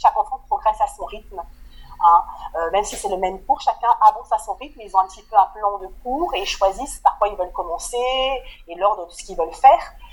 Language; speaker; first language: French; native; French